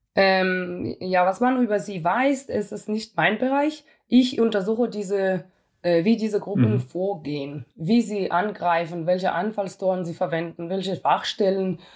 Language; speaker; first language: German; non-native, fluent; Hebrew